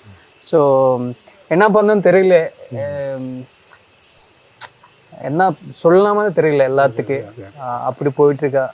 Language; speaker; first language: Tamil; non-native, learner; Telugu